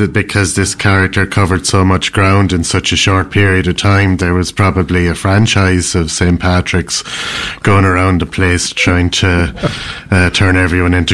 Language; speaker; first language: English; native; English